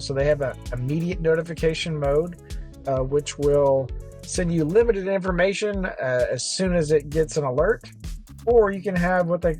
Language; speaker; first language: English; native; English